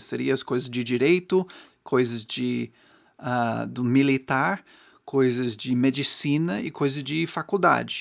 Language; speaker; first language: Portuguese; non-native, fluent; English